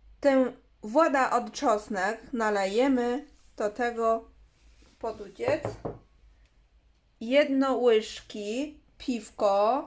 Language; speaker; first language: Polish; non-native, learner; Chinese